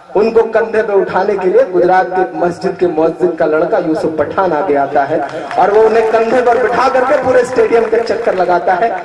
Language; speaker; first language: Hindi; native; Hindi